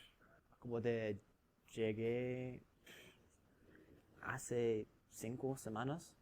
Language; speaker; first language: Spanish; non-native, learner; English